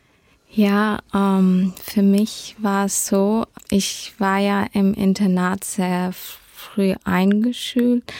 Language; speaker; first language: German; early bilingual, heritage; German